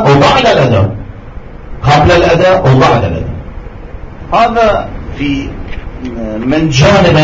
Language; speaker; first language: Arabic; non-native, fluent; Persian